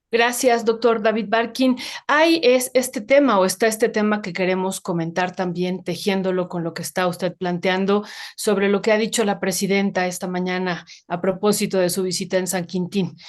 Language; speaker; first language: Spanish; native; Spanish